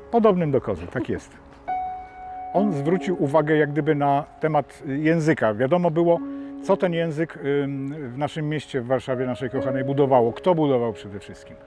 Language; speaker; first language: Polish; native; Polish